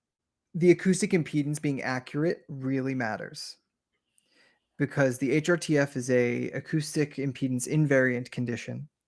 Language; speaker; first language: English; native; English